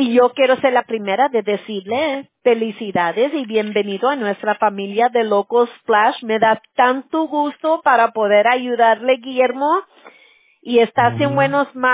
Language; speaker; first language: Spanish; early bilingual, heritage; English